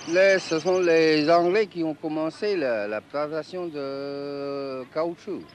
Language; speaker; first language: French; non-native, fluent; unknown